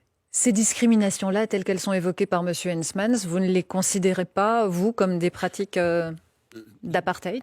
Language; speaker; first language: French; native; French